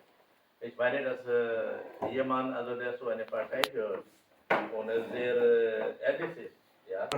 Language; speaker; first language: German; non-native, learner; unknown